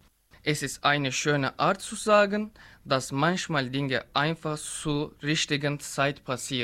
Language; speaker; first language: German; non-native, learner; Turkish